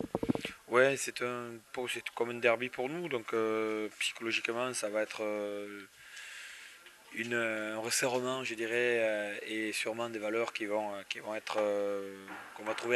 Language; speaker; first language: French; native; French